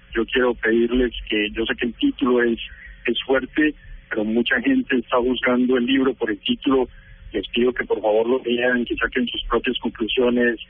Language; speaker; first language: Spanish; native; Spanish